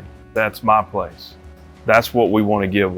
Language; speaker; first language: English; native; English